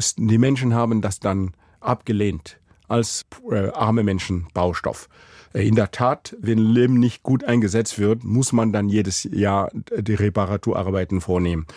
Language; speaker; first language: German; non-native, fluent; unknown